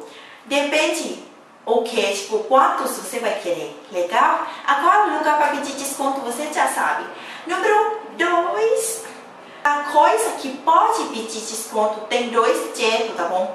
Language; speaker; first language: Portuguese; non-native, learner; Thai